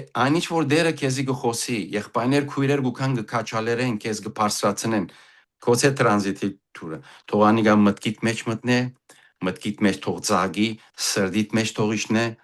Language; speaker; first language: Armenian; early bilingual, heritage; Armenian